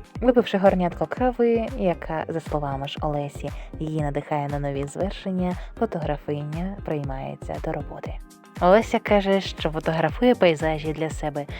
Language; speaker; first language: Ukrainian; native; Ukrainian